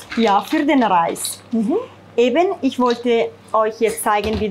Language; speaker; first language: German; non-native, fluent; Italian